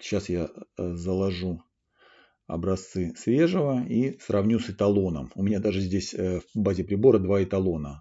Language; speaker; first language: Russian; native; Russian